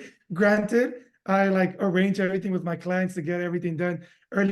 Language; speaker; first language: English; early bilingual, other home language; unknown